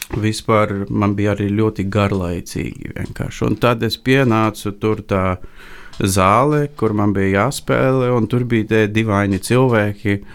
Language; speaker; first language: Latvian; non-native, fluent; Bulgarian